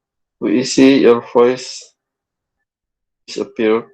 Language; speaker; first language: English; non-native, learner; Indonesian